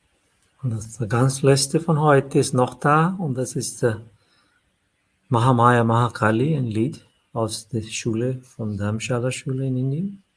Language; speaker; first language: German; non-native, fluent; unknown